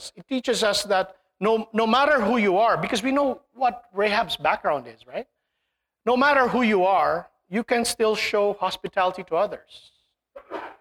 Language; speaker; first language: English; non-native, local second language; Filipino